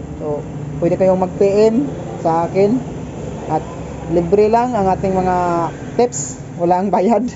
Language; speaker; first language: Filipino; non-native, local second language; Cebuano